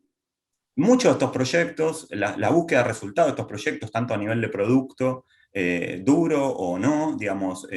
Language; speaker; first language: Spanish; native; Spanish